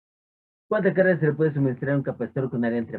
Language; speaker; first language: Spanish; native; Spanish